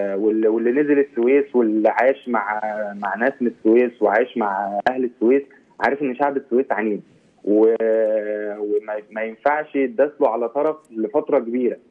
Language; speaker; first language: Arabic; native; Arabic